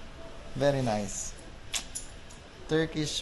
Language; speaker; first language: English; non-native, local second language; Filipino